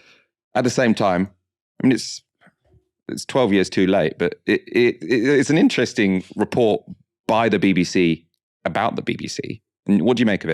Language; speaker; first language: English; native; English